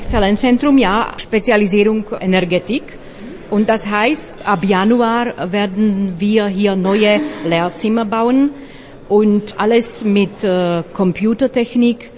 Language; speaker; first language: German; non-native, fluent; Slovak